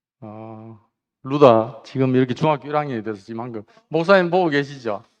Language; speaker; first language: Korean; native; Korean